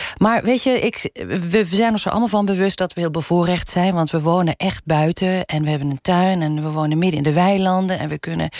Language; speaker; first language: Dutch; non-native, local second language; Limburgish